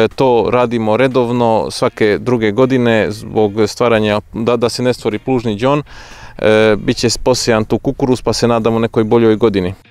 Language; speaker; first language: Croatian; non-native, local second language; Hungarian